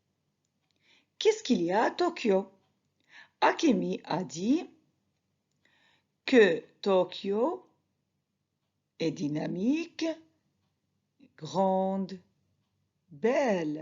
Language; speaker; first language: French; non-native, fluent; Arabic